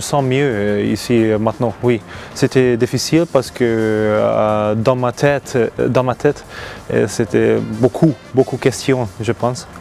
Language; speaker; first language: French; non-native, learner; Hungarian